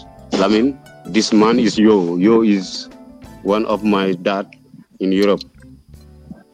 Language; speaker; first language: English; non-native, learner; Wolof